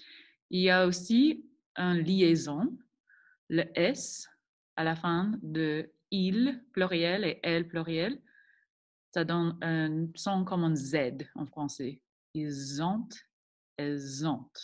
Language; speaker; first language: French; non-native, fluent; English